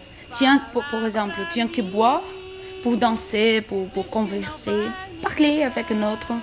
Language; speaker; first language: French; non-native, learner; Portuguese